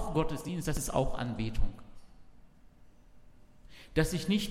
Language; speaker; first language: German; non-native, learner; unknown